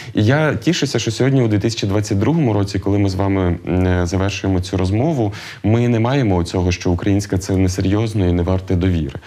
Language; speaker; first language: Ukrainian; native; Ukrainian